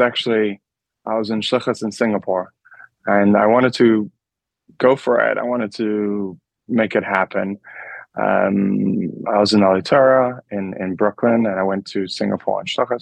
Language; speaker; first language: English; native; English